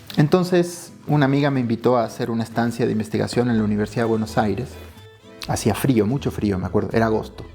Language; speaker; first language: Spanish; native; Spanish